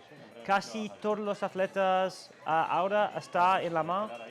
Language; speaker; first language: Spanish; non-native, learner; English